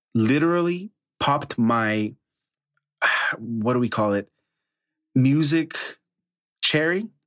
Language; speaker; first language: English; early bilingual, other home language; Spanish